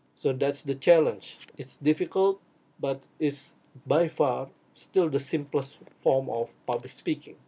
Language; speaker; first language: English; non-native, fluent; Indonesian